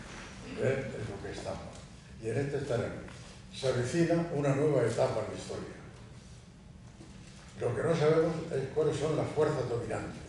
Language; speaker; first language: Spanish; native; Spanish